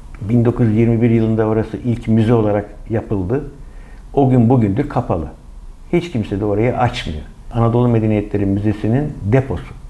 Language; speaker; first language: Turkish; native; Turkish